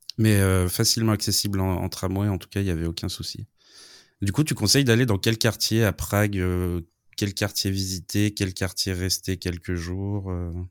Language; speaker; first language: French; native; French